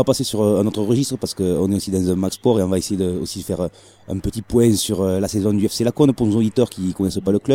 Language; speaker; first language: French; native; French